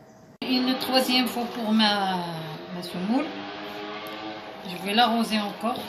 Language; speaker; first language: French; non-native, local second language; Arabic